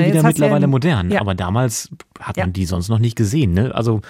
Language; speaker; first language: German; native; German